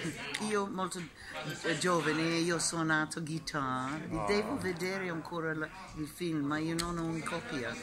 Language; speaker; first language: Italian; non-native, fluent; English